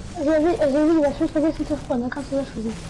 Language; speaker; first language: German; non-native, local second language; Luxembourgish